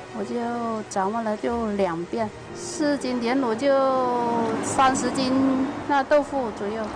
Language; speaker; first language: Chinese; non-native, local second language; Hakka Chinese